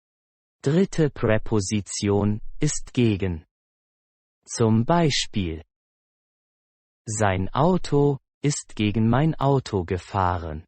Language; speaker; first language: German; non-native, fluent; Persian